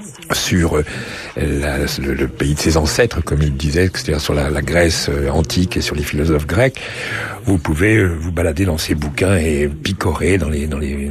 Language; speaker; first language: French; native; French